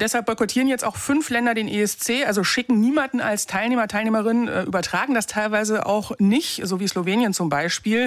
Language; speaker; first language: German; native; German